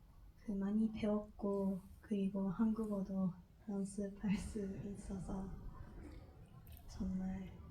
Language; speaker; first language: Korean; non-native, learner; Japanese